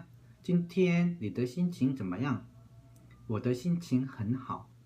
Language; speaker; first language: Chinese; non-native, fluent; Korean